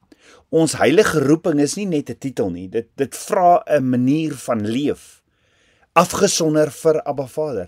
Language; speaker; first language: Afrikaans; native; Afrikaans